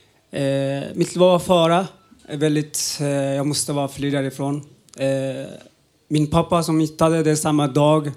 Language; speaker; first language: Swedish; non-native, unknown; Uzbek